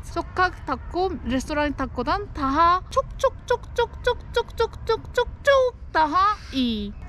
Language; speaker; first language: Turkish; non-native, learner; Korean